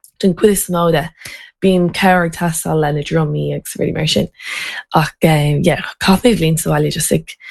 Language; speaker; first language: Irish; non-native, local second language; English